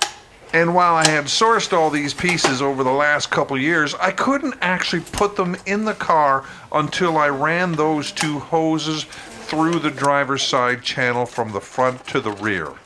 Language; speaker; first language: English; native; English